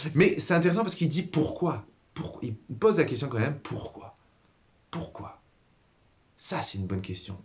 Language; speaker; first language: French; native; French